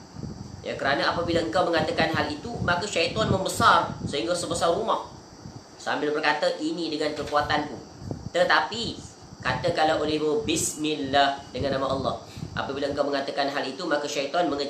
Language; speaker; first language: Malay; native; Malay